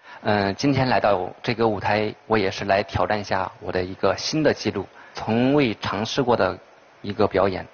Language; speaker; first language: Chinese; native; Chinese